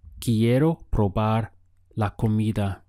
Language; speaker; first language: Spanish; non-native, fluent; English